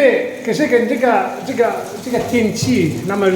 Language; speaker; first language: Chinese; non-native, fluent; Italian